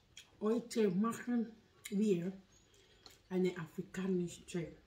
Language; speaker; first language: German; non-native, learner; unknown